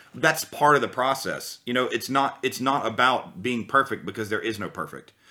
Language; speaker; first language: English; native; English